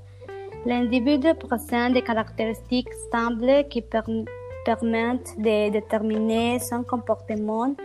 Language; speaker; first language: French; non-native, learner; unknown